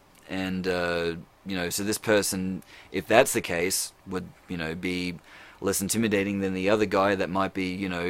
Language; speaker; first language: English; native; English